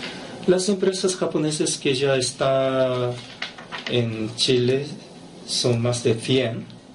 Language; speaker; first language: Spanish; non-native, fluent; Japanese